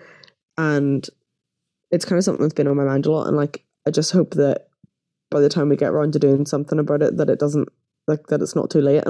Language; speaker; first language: English; native; English